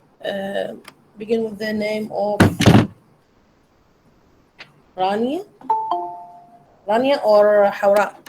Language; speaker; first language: English; non-native, learner; Arabic